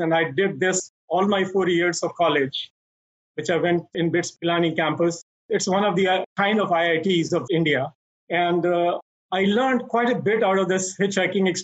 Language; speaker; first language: English; non-native, local second language; Hindi